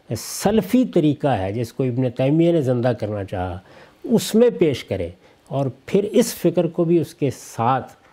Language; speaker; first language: Urdu; native; Urdu